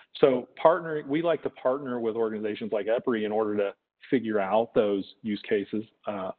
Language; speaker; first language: English; native; English